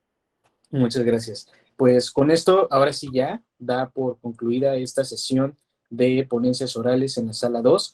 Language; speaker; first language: Spanish; native; Spanish